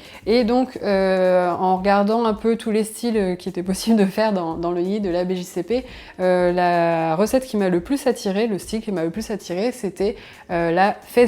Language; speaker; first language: French; native; French